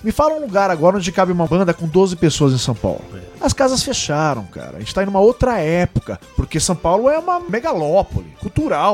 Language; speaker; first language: Portuguese; native; Portuguese